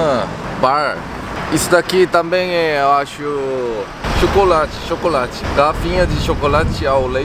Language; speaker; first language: Portuguese; non-native, learner; Korean